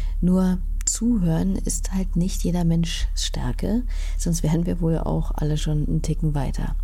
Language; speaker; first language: German; native; German